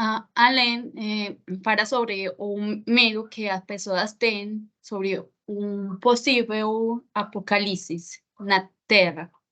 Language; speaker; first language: Portuguese; non-native, learner; Spanish